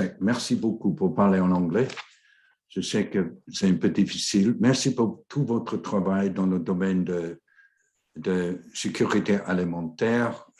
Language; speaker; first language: French; non-native, learner; English